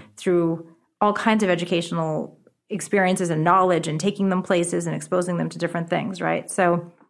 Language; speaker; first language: English; early bilingual, other home language; Japanese